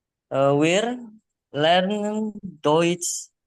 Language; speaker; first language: German; non-native, learner; Indonesian